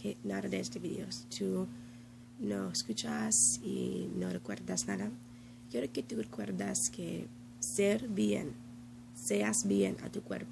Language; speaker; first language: Spanish; non-native, learner; English